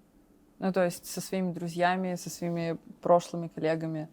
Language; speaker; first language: Russian; native; Russian